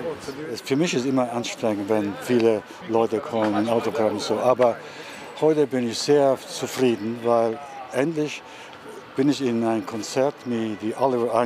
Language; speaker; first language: German; early bilingual, heritage; German